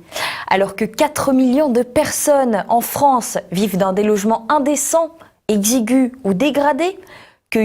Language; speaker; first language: French; native; French